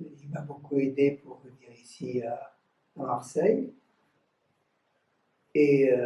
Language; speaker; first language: French; non-native, fluent; Vietnamese